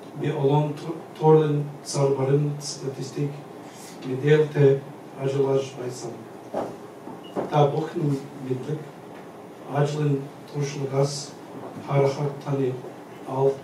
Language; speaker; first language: Mongolian; non-native, learner; English